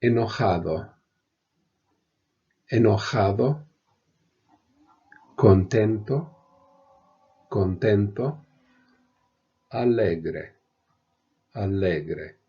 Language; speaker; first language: Spanish; non-native, fluent; English